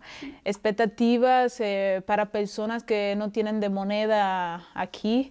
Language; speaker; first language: Spanish; non-native, local second language; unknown